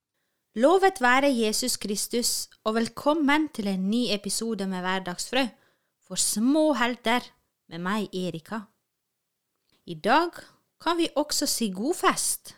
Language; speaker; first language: Norwegian; non-native, fluent; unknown